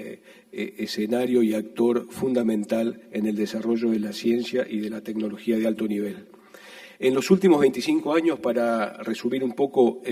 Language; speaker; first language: Spanish; native; Spanish